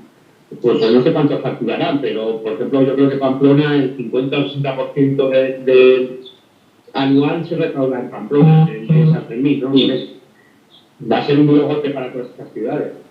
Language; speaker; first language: Spanish; native; Spanish